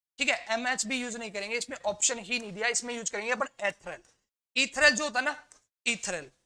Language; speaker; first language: Hindi; native; Hindi